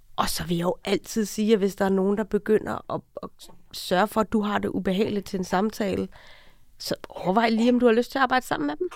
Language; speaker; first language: Danish; native; Danish